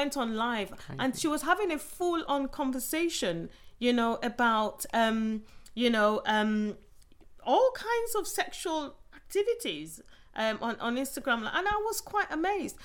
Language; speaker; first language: English; non-native, local second language; Yoruba